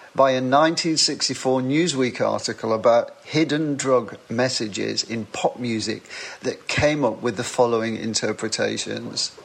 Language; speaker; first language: English; native; English